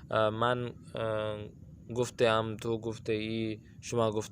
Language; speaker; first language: Persian; non-native, fluent; Urdu